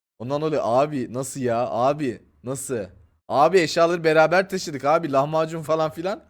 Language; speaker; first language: Turkish; native; Turkish